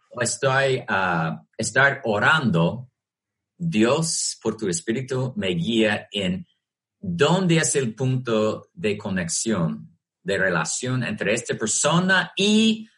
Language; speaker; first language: Spanish; non-native, fluent; English